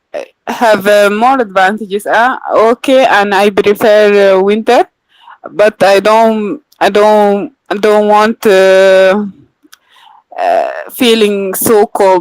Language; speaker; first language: English; non-native, learner; Arabic